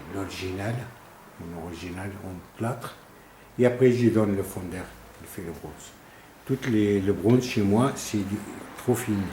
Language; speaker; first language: French; non-native, learner; Arabic